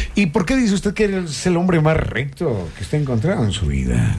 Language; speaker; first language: Spanish; native; Spanish